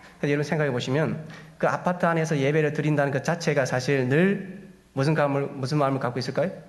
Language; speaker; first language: Korean; native; Korean